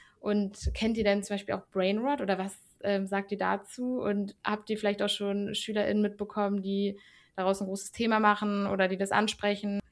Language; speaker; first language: German; native; German